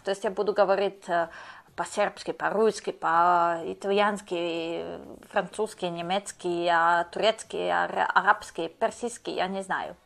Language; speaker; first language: Russian; non-native, learner; Serbian